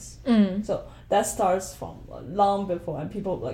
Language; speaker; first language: English; non-native, fluent; Chinese